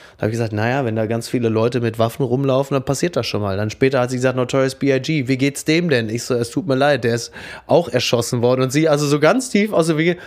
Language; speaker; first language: German; native; German